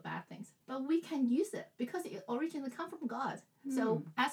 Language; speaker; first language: English; non-native, fluent; Chinese